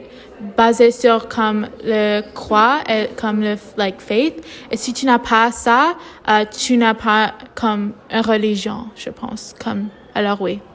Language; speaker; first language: French; non-native, learner; English